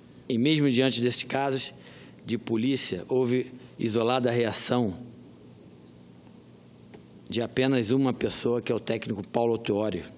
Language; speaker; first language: Portuguese; native; Portuguese